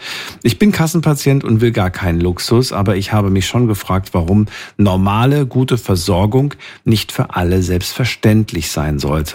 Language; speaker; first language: German; native; German